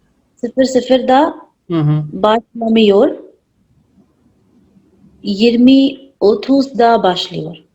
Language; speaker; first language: Turkish; non-native, learner; Urdu